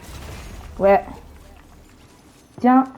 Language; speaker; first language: French; native; French